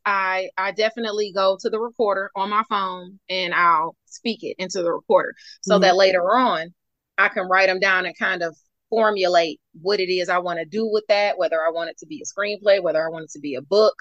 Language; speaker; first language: English; native; English